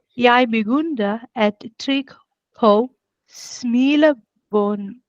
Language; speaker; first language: Danish; non-native, learner; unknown